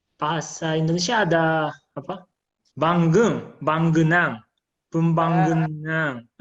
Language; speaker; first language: Indonesian; non-native, learner; Japanese